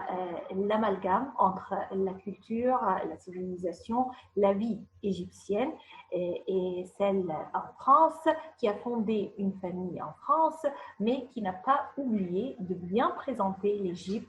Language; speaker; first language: French; non-native, fluent; Arabic